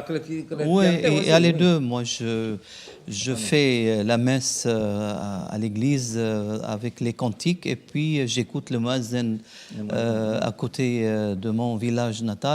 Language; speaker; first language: French; non-native, local second language; Arabic